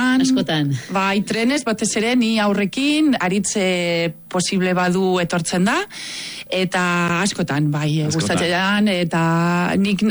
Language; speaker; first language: Basque; non-native, local second language; Catalan